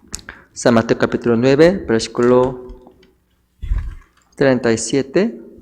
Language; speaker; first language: Spanish; non-native, fluent; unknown